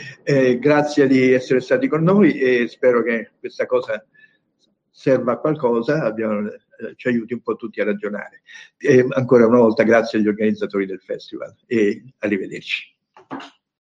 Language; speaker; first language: Italian; native; Italian